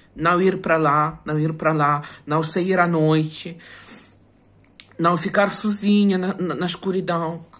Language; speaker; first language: Portuguese; non-native, fluent; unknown